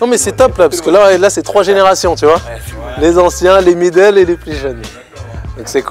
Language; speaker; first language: French; native; French